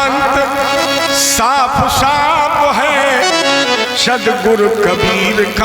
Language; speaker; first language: Hindi; native; Hindi